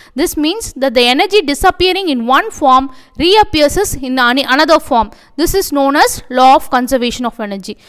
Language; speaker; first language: English; non-native, local second language; Tamil